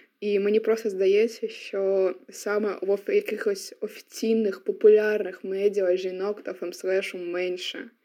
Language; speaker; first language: Ukrainian; non-native, local second language; Russian